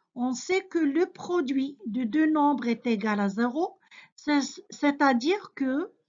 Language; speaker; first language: French; non-native, local second language; Arabic